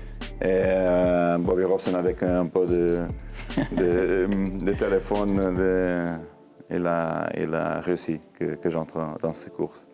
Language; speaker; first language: French; non-native, learner; Portuguese